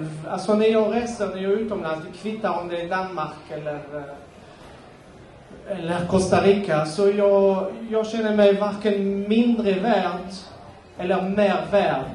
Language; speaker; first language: Swedish; non-native, fluent; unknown